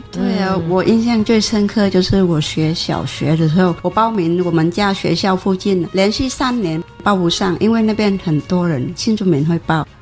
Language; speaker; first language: Chinese; non-native, fluent; Vietnamese